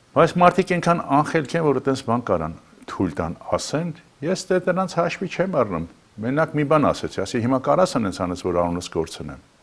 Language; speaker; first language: Armenian; native; Armenian